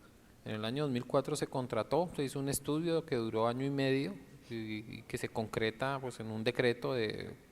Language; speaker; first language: Spanish; native; Spanish